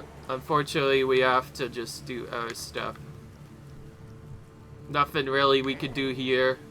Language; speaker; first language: English; native; English